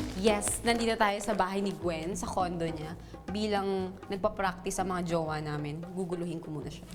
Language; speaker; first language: Filipino; native; Filipino